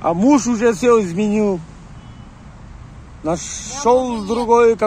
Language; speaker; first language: Russian; non-native, learner; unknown